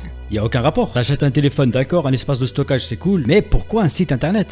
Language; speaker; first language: French; native; French